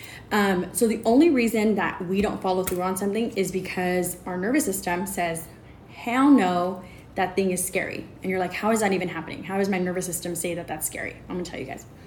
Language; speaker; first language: English; early bilingual, other home language; Spanish